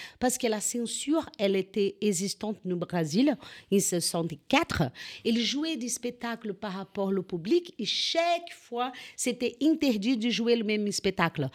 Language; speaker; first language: French; non-native, fluent; Portuguese